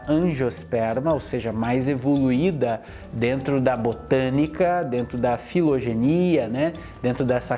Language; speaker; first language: Portuguese; native; Portuguese